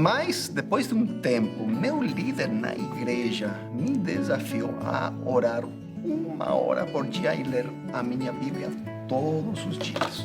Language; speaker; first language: Portuguese; non-native, fluent; English